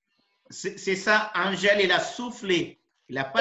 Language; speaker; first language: French; non-native, fluent; Tamil